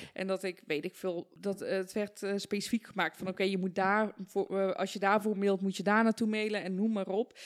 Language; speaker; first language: Dutch; early bilingual, other home language; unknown